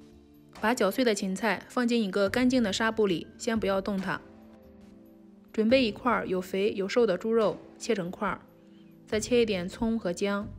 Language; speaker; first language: Chinese; native; Chinese